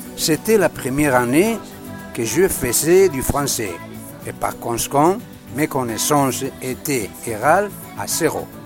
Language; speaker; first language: French; non-native, learner; Spanish